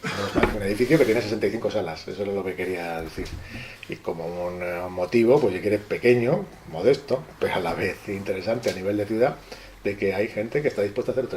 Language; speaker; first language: Spanish; native; Spanish